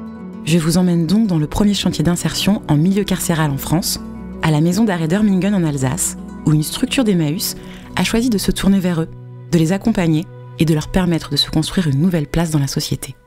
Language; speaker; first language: French; native; French